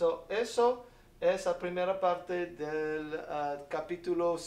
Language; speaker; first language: Spanish; non-native, fluent; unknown